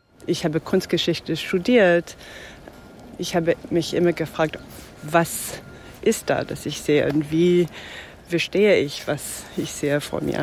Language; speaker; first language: German; non-native, fluent; English